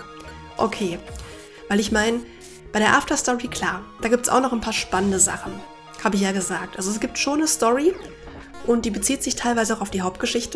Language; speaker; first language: German; native; German